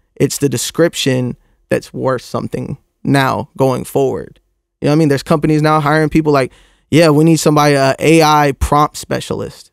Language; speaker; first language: English; native; English